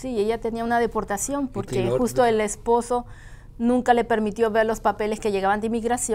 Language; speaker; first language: Spanish; native; Spanish